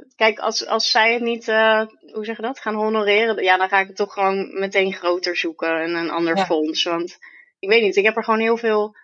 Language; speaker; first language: Dutch; native; Dutch